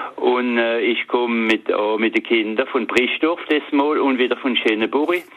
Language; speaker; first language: German; early bilingual, heritage; French